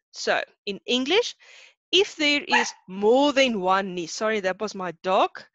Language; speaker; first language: English; non-native, local second language; Afrikaans